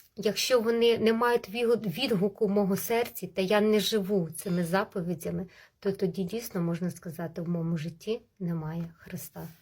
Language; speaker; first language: Ukrainian; non-native, local second language; Russian